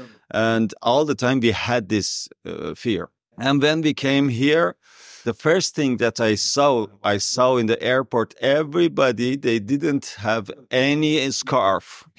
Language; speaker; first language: English; non-native, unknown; Persian